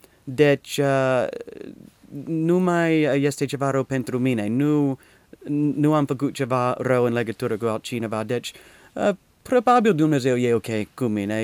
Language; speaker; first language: Romanian; non-native, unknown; English